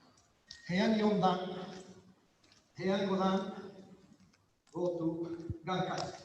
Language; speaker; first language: English; non-native, learner; Italian